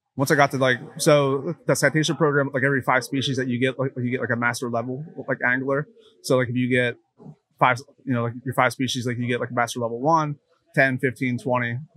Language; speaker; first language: English; native; English